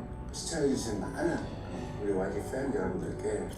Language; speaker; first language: Korean; native; Korean